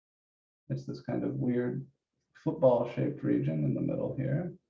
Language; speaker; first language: English; native; English